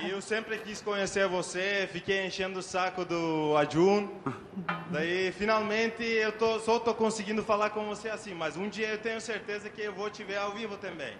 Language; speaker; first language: Portuguese; non-native, fluent; Turkish